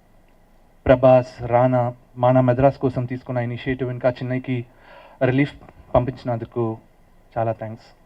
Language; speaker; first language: Telugu; non-native, learner; Tamil